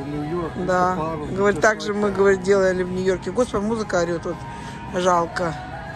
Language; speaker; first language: Russian; native; Russian